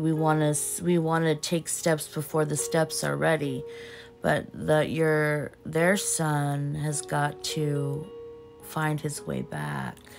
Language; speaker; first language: English; early bilingual, other home language; Portuguese